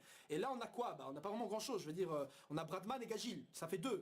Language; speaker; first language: French; native; French